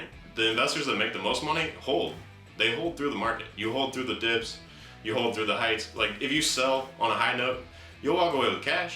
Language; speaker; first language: English; native; English